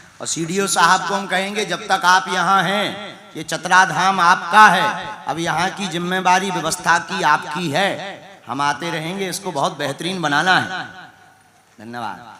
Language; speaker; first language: Hindi; native; Hindi